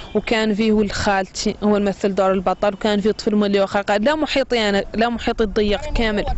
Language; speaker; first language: Arabic; native; Arabic